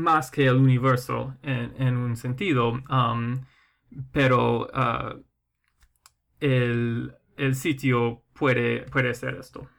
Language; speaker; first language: Spanish; non-native, fluent; English